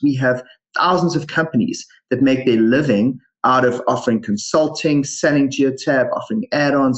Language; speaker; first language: English; native; English